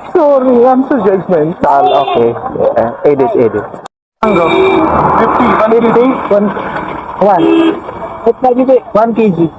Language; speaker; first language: English; non-native, fluent; Filipino